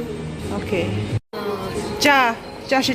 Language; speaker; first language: Chinese; non-native, learner; Mongolian